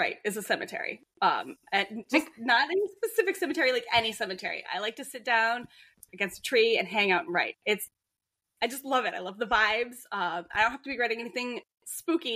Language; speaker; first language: English; native; English